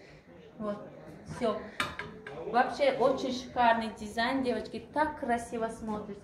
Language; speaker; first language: Russian; non-native, local second language; Tajik